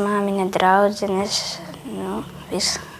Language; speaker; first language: Latvian; non-native, learner; Russian